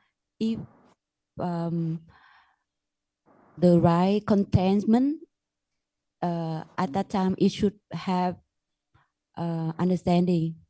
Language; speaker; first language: English; non-native, learner; Vietnamese